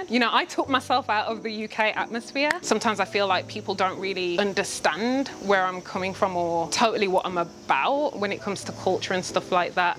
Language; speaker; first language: English; native; English